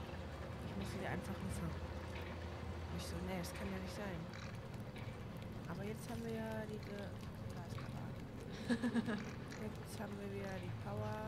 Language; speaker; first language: German; native; German